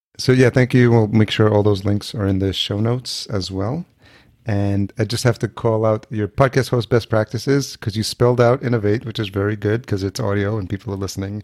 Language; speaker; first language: English; early bilingual, other home language; Spanish